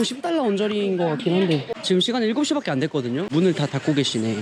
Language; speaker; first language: Korean; native; Korean